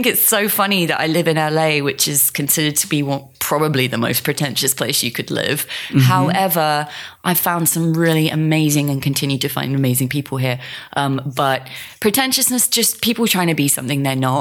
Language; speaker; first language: English; native; English